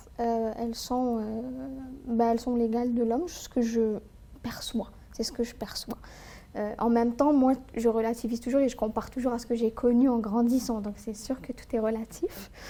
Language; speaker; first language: French; non-native, local second language; Arabic